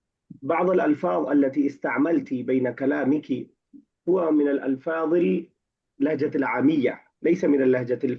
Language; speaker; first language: Arabic; non-native, fluent; Urdu